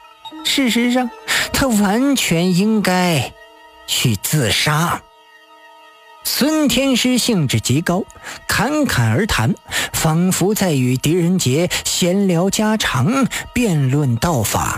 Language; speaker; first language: Chinese; native; Chinese